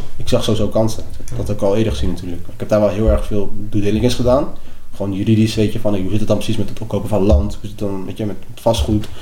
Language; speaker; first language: Dutch; native; Dutch